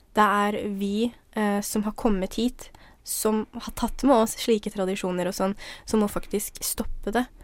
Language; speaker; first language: Norwegian; early bilingual, other home language; Somali